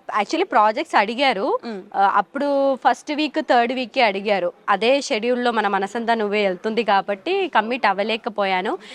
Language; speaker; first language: Telugu; non-native, fluent; Malayalam